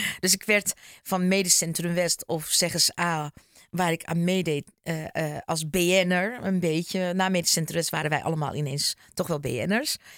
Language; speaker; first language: Dutch; early bilingual, other home language; Turkish